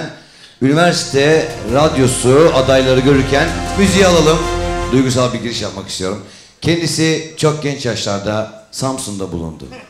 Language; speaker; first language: Turkish; native; Turkish